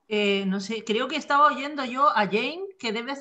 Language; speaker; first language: Spanish; native; Spanish